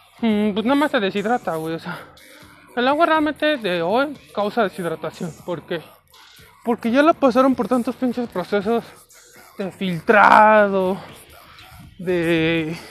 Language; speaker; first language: Spanish; native; Spanish